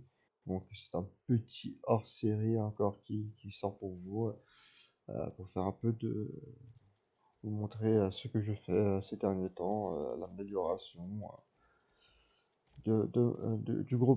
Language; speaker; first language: French; native; French